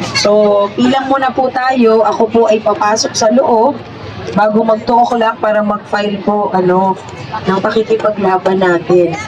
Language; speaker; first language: Filipino; native; Filipino